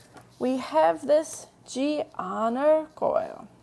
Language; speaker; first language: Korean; non-native, fluent; English